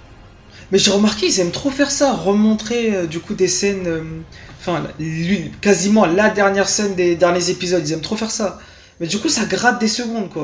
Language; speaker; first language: French; native; French